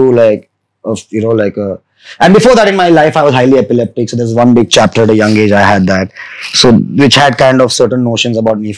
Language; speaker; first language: English; non-native, local second language; Gujarati